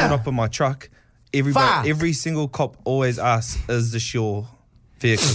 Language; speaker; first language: English; non-native, local second language; Māori